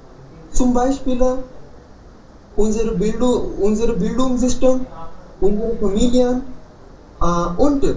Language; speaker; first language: German; non-native, learner; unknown